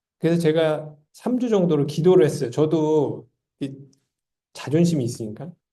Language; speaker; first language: Korean; native; Korean